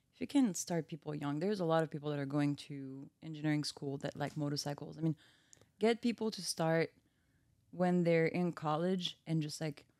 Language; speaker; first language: English; non-native, fluent; French